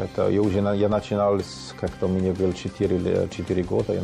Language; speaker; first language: Russian; non-native, fluent; German